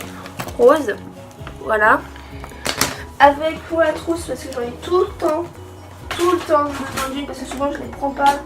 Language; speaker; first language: French; native; French